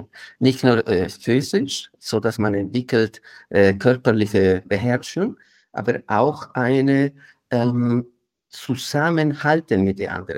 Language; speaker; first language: German; non-native, fluent; Spanish